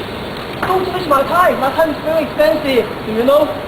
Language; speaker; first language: English; non-native, learner; Cantonese